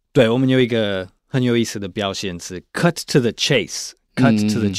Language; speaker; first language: Chinese; non-native, fluent; English